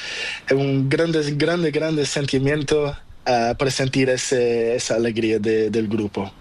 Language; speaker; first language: Spanish; non-native, learner; Portuguese